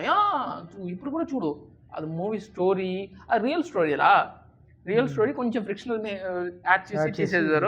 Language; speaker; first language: Telugu; non-native, local second language; Tamil